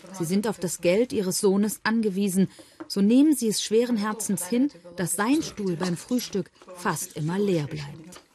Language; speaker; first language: German; native; German